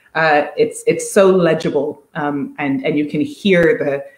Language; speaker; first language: English; native; English